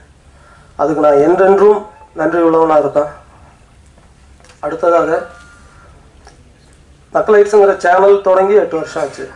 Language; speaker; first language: Tamil; native; Tamil